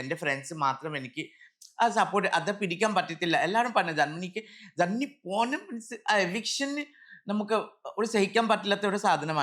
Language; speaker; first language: Malayalam; non-native, learner; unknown